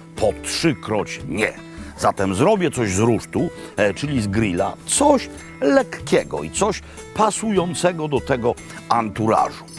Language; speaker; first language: Polish; native; Polish